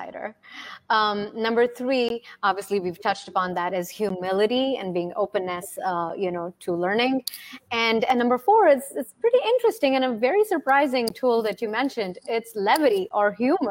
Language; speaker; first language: English; non-native, local second language; Hindi